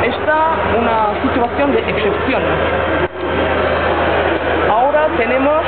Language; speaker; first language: Spanish; non-native, learner; French